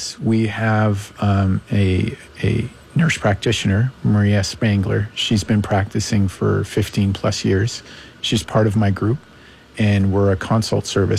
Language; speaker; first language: English; non-native, local second language; Persian